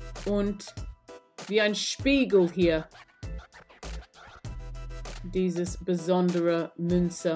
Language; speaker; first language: German; non-native, learner; English